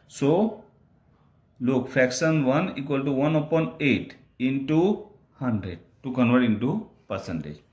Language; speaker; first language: English; non-native, local second language; Gujarati